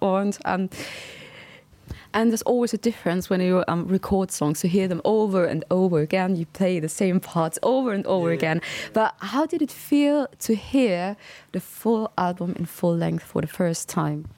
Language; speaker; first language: English; non-native, fluent; German